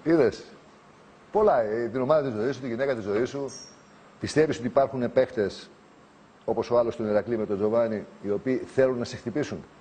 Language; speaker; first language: Greek; native; Greek